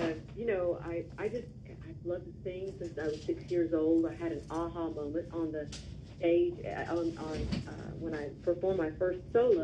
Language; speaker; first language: English; native; English